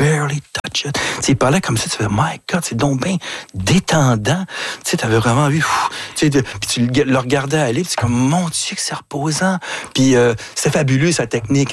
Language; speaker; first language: French; native; French